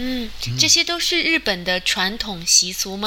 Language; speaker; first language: Chinese; native; Chinese